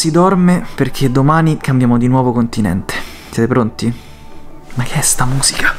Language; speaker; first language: Italian; native; Italian